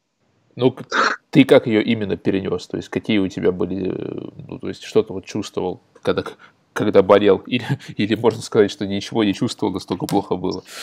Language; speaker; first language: Russian; native; Russian